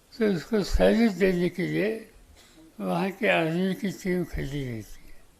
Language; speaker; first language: Hindi; non-native, local second language; Marathi